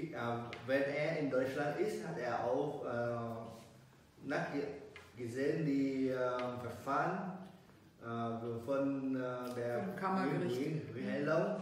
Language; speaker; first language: German; non-native, learner; Vietnamese